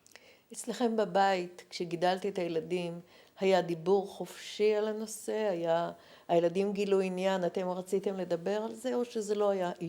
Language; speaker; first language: Hebrew; native; Hebrew